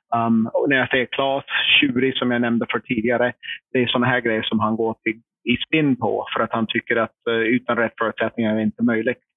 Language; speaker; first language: Swedish; non-native, fluent; English